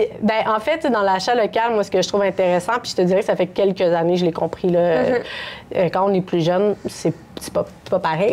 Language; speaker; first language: French; native; French